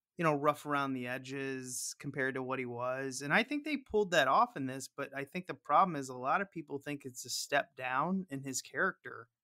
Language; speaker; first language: English; native; English